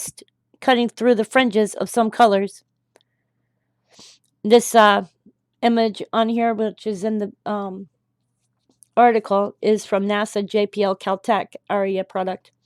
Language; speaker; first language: English; native; English